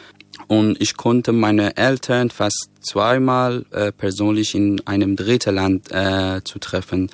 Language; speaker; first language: German; non-native, fluent; Persian